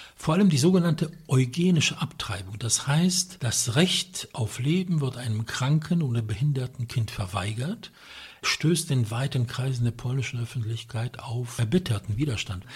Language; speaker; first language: German; non-native, fluent; Polish